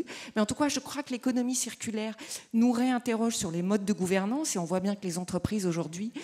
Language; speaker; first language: French; native; French